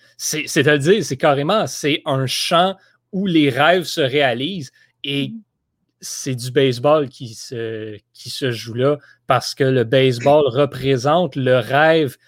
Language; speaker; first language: French; native; French